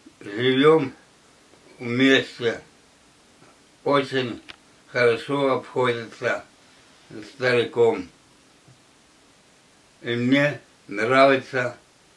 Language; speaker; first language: Russian; non-native, local second language; Ukrainian